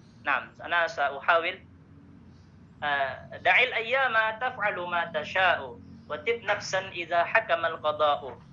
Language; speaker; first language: Arabic; non-native, learner; Indonesian